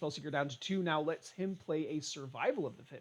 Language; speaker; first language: English; native; English